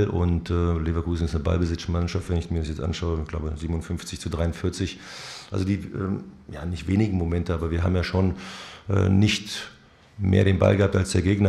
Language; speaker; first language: German; native; German